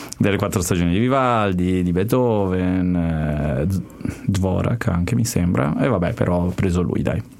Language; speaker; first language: Italian; native; Italian